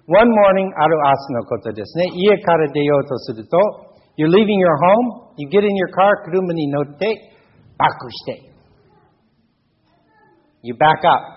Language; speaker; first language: Japanese; non-native, fluent; English